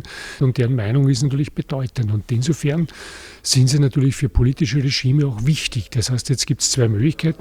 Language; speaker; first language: German; native; German